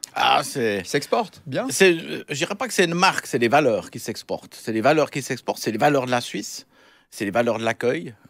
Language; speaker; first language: French; native; French